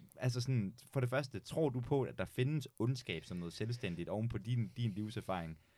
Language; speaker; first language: Danish; native; Danish